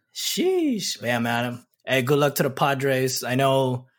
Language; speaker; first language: English; early bilingual, other home language; Pampanga